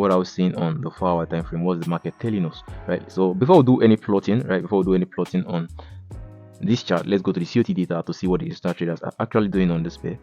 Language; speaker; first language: English; native; English